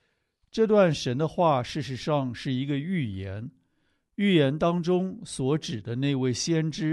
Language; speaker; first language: Chinese; native; Chinese